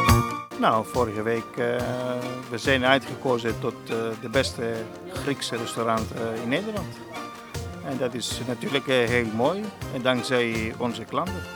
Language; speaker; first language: Dutch; non-native, fluent; Greek